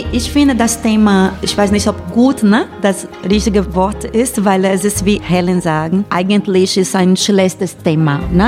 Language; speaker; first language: German; non-native, fluent; Portuguese